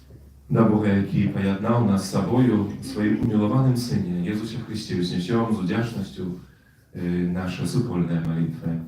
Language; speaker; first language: Polish; non-native, learner; Russian